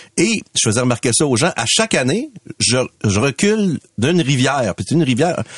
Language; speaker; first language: French; native; French